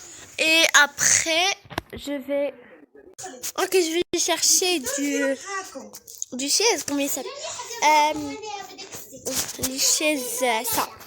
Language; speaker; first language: French; non-native, learner; Arabic